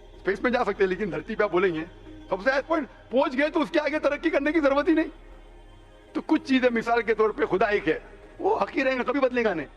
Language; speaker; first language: Hindi; non-native, local second language; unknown